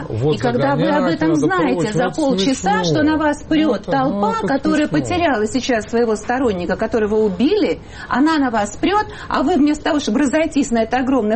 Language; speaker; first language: Russian; native; Russian